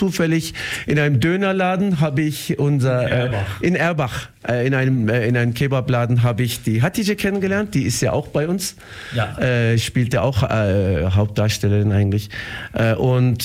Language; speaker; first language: German; early bilingual, other home language; Turkish